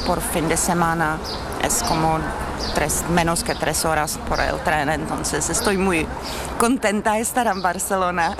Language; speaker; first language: Spanish; non-native, fluent; Czech